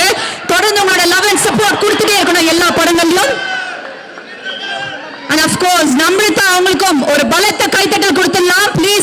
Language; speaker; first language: Tamil; native; Tamil